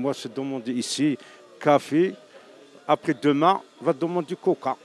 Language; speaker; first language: French; non-native, learner; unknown